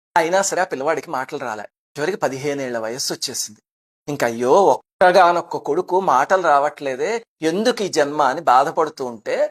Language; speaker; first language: Telugu; native; Telugu